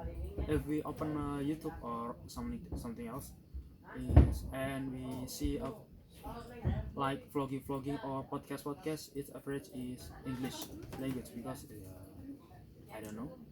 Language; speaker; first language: English; non-native, learner; Indonesian